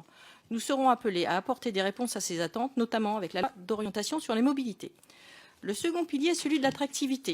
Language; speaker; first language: French; native; French